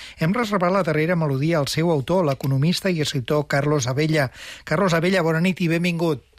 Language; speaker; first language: Catalan; native; Catalan